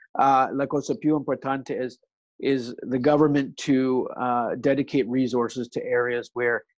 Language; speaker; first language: English; early bilingual, other home language; Italian